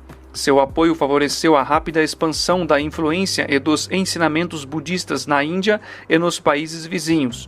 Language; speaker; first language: Portuguese; native; Portuguese